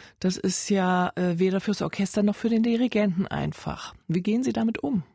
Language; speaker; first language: German; native; German